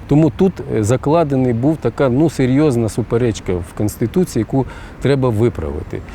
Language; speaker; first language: Ukrainian; non-native, local second language; Russian